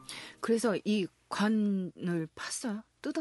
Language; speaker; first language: Korean; native; Korean